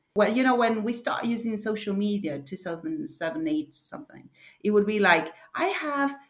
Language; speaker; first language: English; non-native, fluent; Spanish